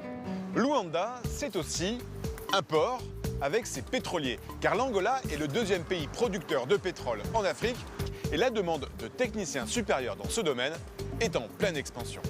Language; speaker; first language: French; native; French